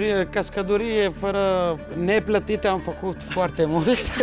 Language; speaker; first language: Romanian; non-native, fluent; Arabic